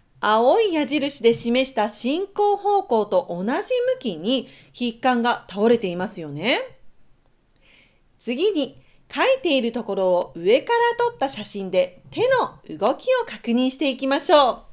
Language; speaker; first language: Japanese; native; Japanese